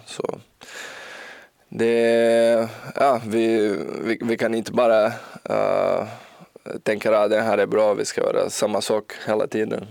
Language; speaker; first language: Swedish; non-native, learner; Portuguese